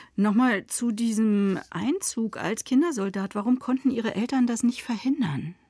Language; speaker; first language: German; native; German